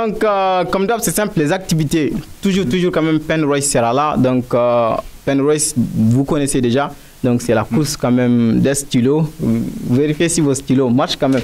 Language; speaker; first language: French; non-native, local second language; Bambara